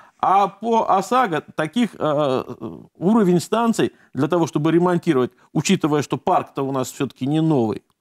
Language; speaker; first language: Russian; native; Russian